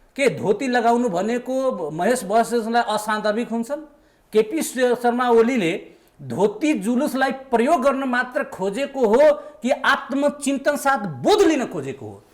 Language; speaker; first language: Nepali; non-native, local second language; Maithili